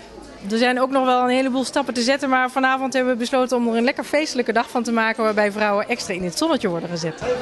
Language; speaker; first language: Dutch; native; Dutch